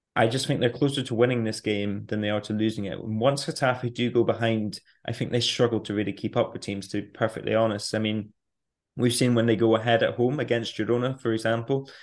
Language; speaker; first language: English; native; English